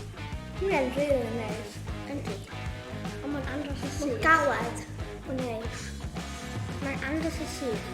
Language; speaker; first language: Welsh; non-native, local second language; English